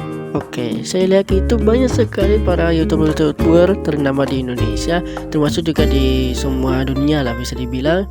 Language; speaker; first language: Indonesian; native; Indonesian